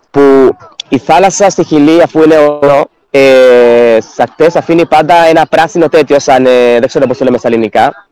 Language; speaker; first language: Greek; non-native, fluent; Spanish